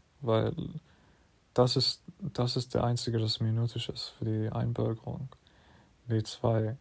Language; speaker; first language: German; non-native, fluent; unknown